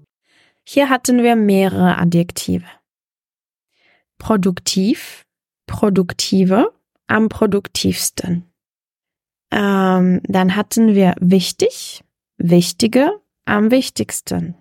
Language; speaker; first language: German; non-native, fluent; Czech